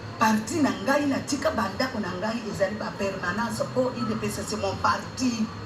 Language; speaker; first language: Lingala; non-native, local second language; Luba-Lulua